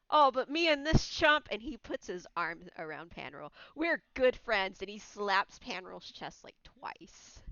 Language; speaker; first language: English; native; English